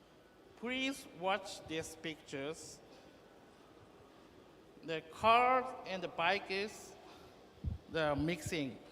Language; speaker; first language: English; non-native, learner; Japanese